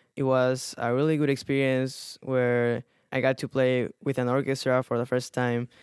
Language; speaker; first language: English; non-native, fluent; Spanish